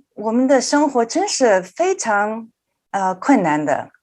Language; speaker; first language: Chinese; early bilingual, heritage; Chinese